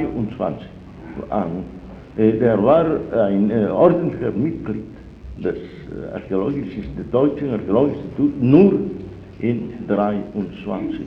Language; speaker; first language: German; non-native, fluent; Italian